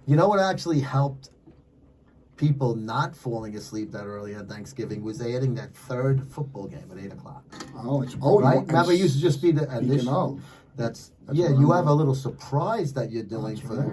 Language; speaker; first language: English; native; English